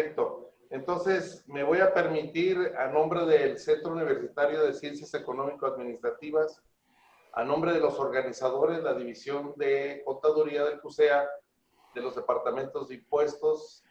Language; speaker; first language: Spanish; native; Spanish